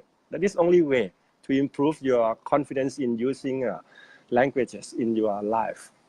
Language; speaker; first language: English; non-native, fluent; Thai